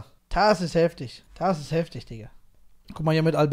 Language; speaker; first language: German; native; German